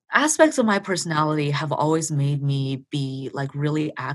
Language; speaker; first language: English; early bilingual, other home language; Chinese